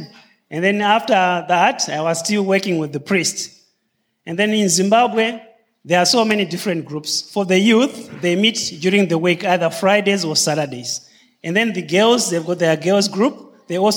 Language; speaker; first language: English; non-native, local second language; Shona